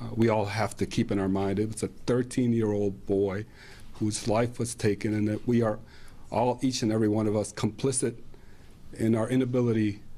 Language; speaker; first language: English; early bilingual, other home language; Spanish